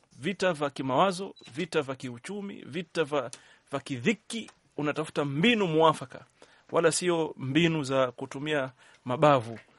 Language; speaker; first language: Swahili; native; Swahili